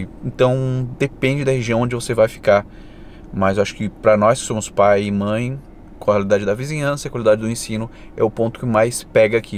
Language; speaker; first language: Portuguese; native; Portuguese